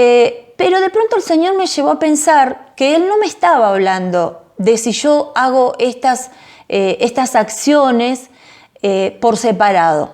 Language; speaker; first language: Spanish; native; Spanish